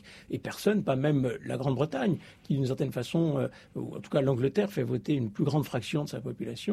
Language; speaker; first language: French; native; French